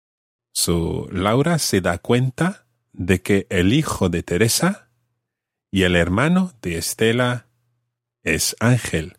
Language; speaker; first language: Spanish; non-native, fluent; English